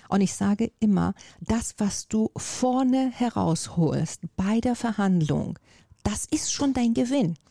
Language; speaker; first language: German; non-native, fluent; Persian